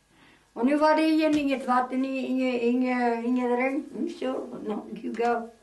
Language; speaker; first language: Swedish; early bilingual, heritage; Swedish